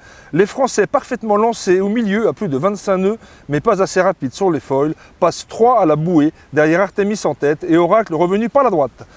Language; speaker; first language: French; native; French